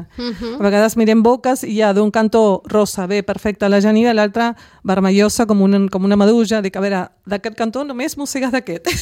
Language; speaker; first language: Catalan; non-native, local second language; Spanish